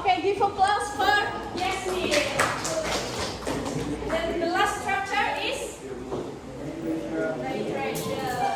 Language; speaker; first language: English; non-native, learner; Indonesian